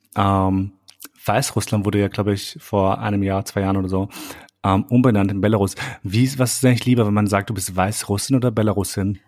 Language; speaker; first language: German; early bilingual, other home language; Albanian